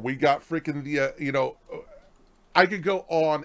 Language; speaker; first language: English; native; English